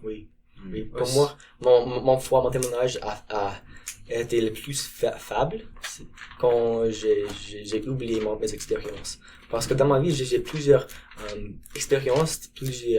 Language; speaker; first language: French; non-native, learner; English